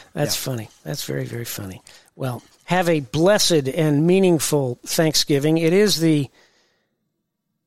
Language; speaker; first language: English; native; English